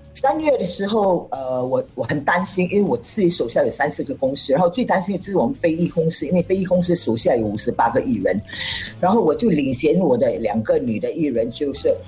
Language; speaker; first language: Chinese; non-native, local second language; Cantonese